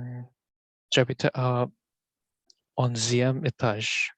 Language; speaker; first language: French; non-native, learner; Persian